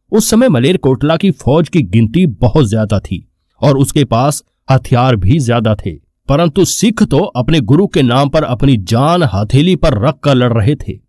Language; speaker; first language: Hindi; non-native, local second language; Punjabi